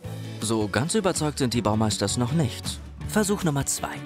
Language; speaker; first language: German; native; German